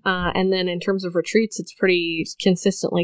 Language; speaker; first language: English; native; English